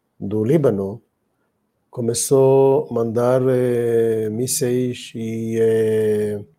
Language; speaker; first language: Portuguese; non-native, learner; Hebrew